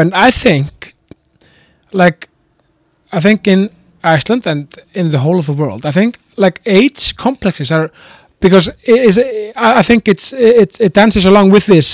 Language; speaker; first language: English; non-native, fluent; Icelandic